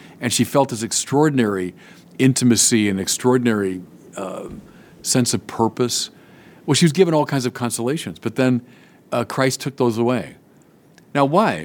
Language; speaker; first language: English; native; English